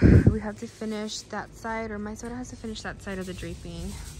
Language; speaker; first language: English; early bilingual, other home language; Spanish